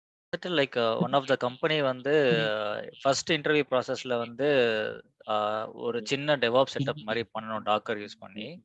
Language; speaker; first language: Tamil; native; Tamil